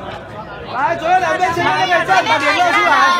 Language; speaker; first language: Chinese; native; Chinese